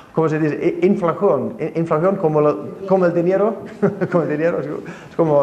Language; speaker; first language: Spanish; non-native, fluent; Icelandic